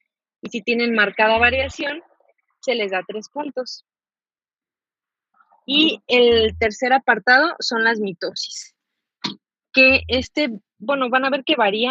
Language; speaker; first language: Spanish; native; Spanish